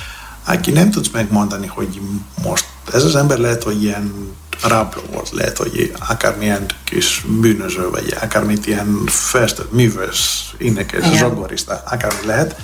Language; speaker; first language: Hungarian; non-native, learner; Greek